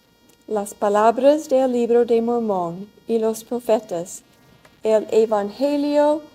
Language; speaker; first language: Spanish; non-native, learner; English